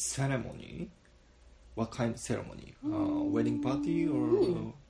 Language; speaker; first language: English; non-native, learner; Japanese